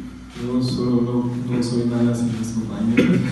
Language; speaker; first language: Spanish; non-native, fluent; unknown